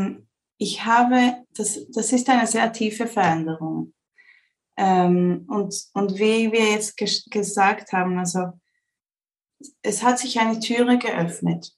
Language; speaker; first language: German; non-native, fluent; Spanish